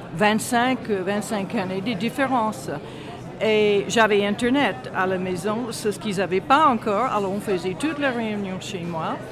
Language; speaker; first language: French; non-native, fluent; English